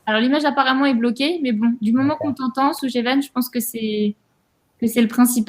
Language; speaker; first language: French; native; French